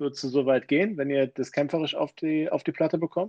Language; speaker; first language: German; native; German